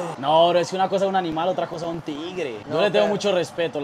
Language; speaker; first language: Spanish; native; Spanish